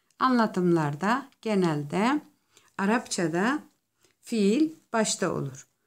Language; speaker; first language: Turkish; native; Turkish